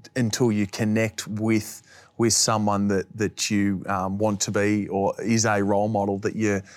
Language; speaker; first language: English; native; English